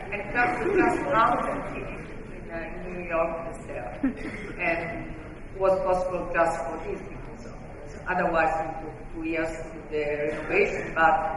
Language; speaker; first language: English; non-native, fluent; Italian